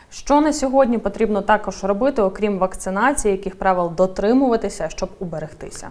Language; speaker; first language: Ukrainian; native; Ukrainian